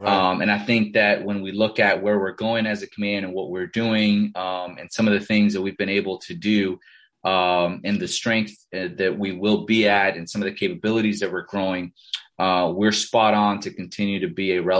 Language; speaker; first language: English; early bilingual, other home language; Spanish